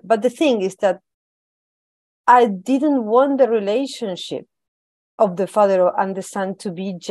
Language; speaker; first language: English; non-native, fluent; Spanish